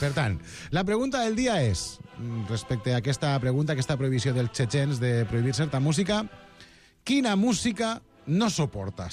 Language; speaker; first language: Catalan; native; Catalan